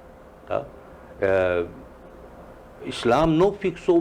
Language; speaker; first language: Portuguese; non-native, fluent; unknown